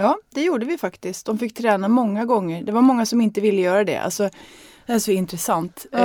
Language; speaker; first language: Swedish; native; Swedish